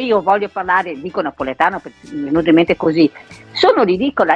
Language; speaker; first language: Italian; non-native, local second language; Venetian